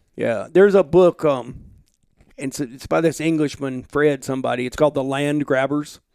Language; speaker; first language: English; native; English